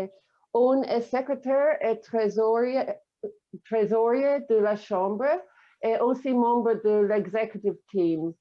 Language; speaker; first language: French; non-native, fluent; English